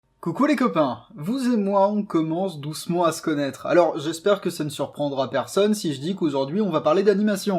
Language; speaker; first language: French; native; French